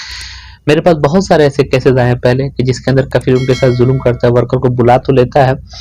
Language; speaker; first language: Hindi; native; Hindi